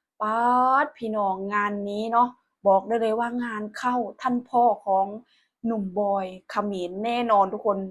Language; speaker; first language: Thai; non-native, local second language; Northeastern Thai